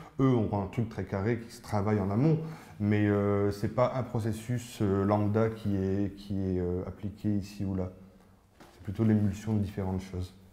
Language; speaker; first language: French; native; French